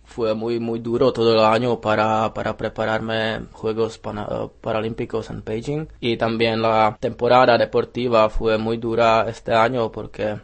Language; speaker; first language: Spanish; non-native, learner; Czech